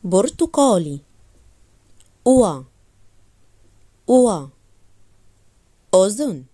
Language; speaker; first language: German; non-native, fluent; Arabic